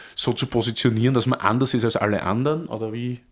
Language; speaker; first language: German; native; German